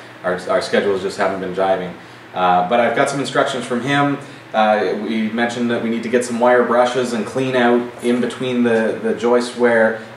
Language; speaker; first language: English; native; English